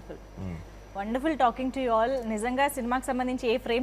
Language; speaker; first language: Telugu; native; Telugu